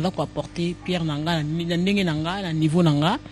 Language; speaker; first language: French; non-native, local second language; Lingala